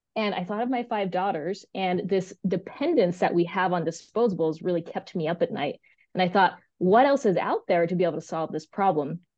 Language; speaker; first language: English; early bilingual, other home language; Spanish